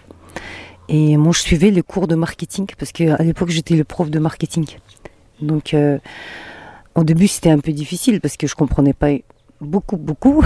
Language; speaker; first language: French; non-native, fluent; Mongolian